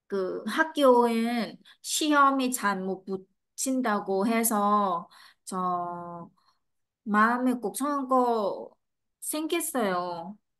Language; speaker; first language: Korean; non-native, learner; Vietnamese